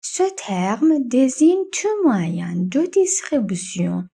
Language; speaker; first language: French; non-native, fluent; Persian